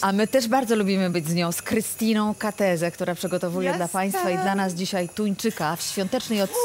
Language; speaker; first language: Polish; native; Polish